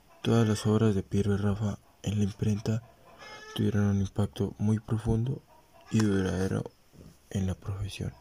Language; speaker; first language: Spanish; native; Spanish